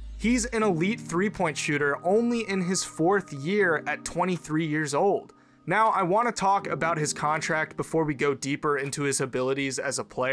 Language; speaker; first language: English; native; English